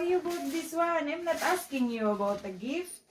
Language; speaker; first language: English; non-native, learner; Filipino